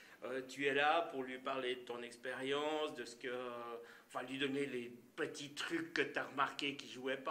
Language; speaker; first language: French; native; French